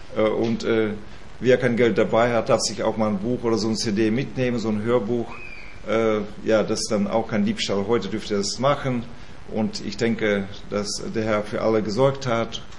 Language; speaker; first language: German; early bilingual, heritage; German